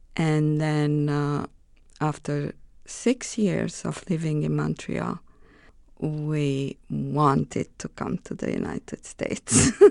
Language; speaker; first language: English; non-native, fluent; Romanian